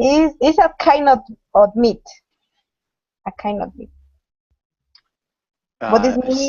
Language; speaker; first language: English; non-native, learner; Spanish